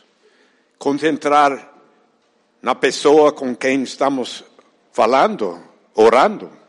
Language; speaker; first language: Portuguese; non-native, fluent; Spanish